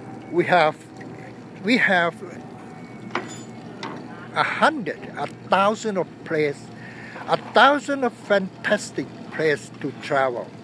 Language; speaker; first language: English; non-native, learner; Thai